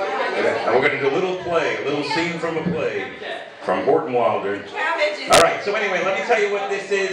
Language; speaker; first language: English; native; English